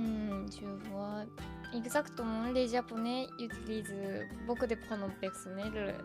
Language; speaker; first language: French; non-native, learner; Japanese